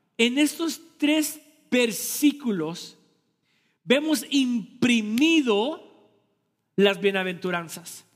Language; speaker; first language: Spanish; early bilingual, heritage; Spanish